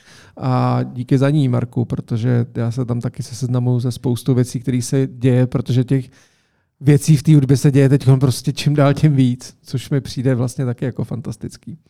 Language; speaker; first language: Czech; native; Czech